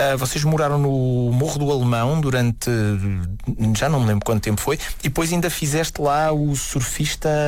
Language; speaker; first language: Portuguese; native; Portuguese